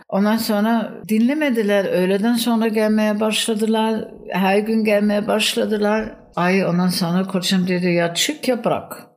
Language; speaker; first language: Turkish; non-native, fluent; German